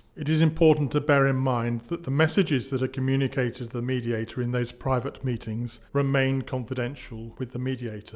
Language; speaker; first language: English; native; English